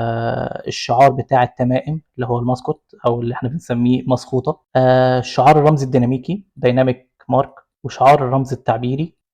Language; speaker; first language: Arabic; native; Arabic